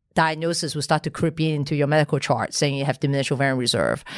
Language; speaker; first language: English; non-native, local second language; Cantonese